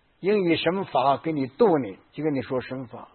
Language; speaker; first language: Chinese; native; Chinese